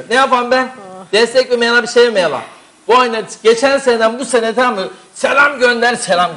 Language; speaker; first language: Turkish; native; Turkish